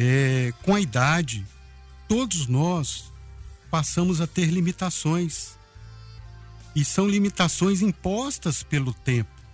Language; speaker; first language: Portuguese; native; Portuguese